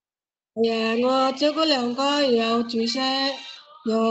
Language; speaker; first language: Cantonese; non-native, learner; Indonesian